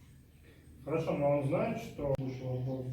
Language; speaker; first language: Russian; native; Russian